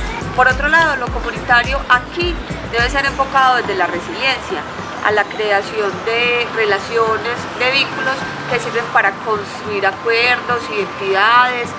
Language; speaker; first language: Spanish; native; Spanish